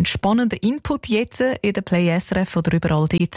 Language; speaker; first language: German; native; German